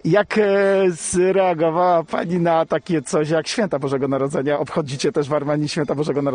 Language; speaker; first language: Polish; native; Polish